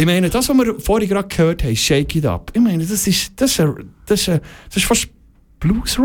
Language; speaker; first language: German; native; German